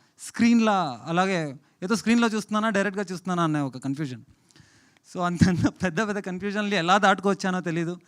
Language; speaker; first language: Telugu; native; Telugu